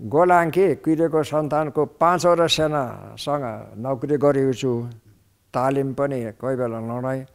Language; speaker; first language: Nepali; non-native, fluent; English